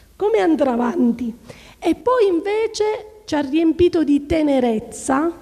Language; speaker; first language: Italian; native; Italian